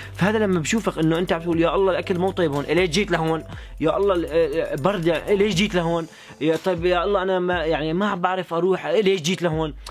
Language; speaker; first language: Arabic; native; Arabic